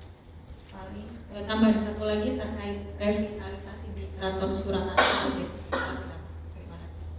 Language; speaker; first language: Indonesian; native; Indonesian